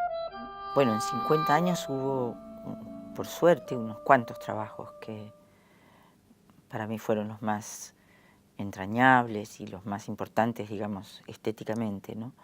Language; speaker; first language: Spanish; native; Spanish